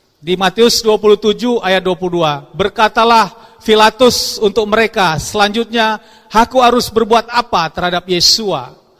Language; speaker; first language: Indonesian; non-native, local second language; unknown